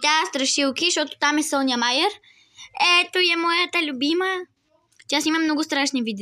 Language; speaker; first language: Bulgarian; early bilingual, other home language; Russian